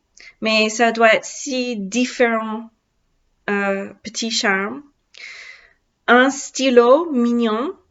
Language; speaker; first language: French; non-native, learner; English